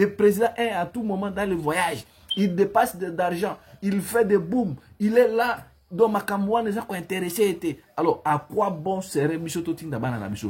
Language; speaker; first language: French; non-native, local second language; Lingala